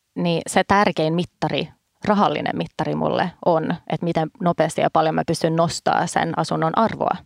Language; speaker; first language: Finnish; early bilingual, heritage; Finnish